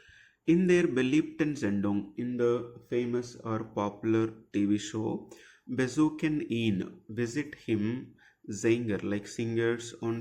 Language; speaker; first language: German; non-native, fluent; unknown